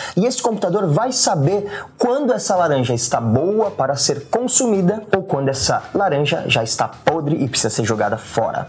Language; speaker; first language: Portuguese; native; Portuguese